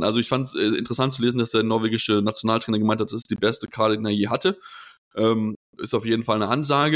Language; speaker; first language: German; native; German